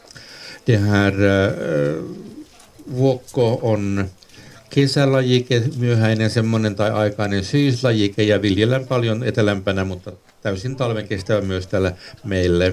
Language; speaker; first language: Finnish; non-native, local second language; Swedish